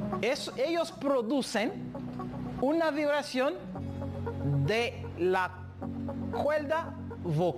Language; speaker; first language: Spanish; non-native, fluent; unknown